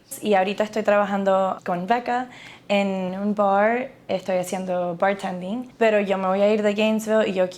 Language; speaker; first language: Spanish; early bilingual, other home language; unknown